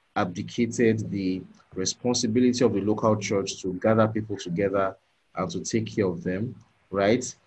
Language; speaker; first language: English; non-native, local second language; Yoruba